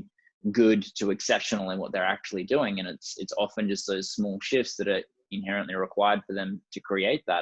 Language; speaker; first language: English; native; English